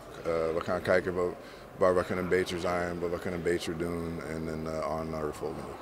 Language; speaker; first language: Dutch; non-native, fluent; English